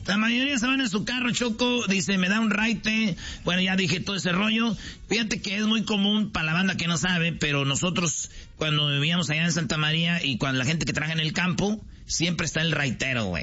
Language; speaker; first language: Spanish; native; Spanish